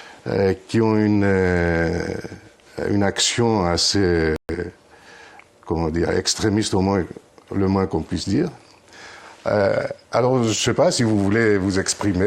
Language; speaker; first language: French; non-native, fluent; Greek